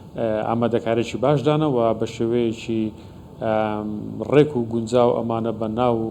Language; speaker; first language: Central Kurdish; native; Central Kurdish